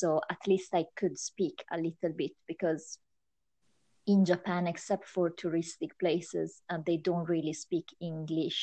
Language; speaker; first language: English; non-native, fluent; Italian